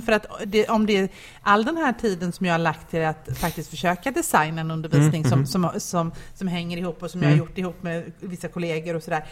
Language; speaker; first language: Swedish; native; Swedish